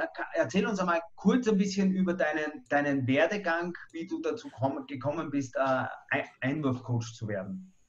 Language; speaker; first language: German; native; German